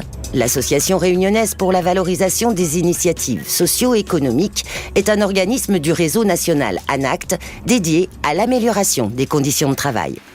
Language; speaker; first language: French; native; French